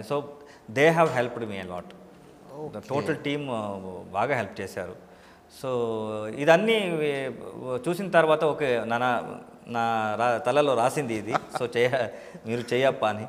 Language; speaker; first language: Telugu; non-native, learner; Kannada